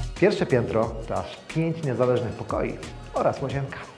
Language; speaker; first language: Polish; native; Polish